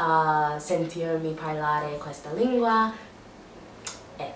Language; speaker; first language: Italian; non-native, learner; English